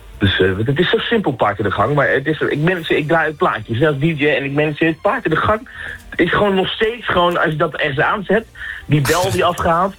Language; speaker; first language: Dutch; native; Dutch